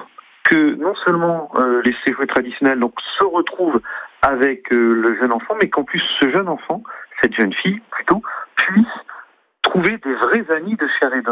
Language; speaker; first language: French; native; French